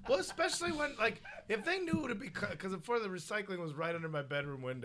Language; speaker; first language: English; native; English